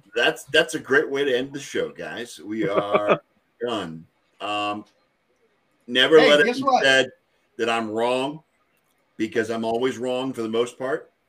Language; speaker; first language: English; native; English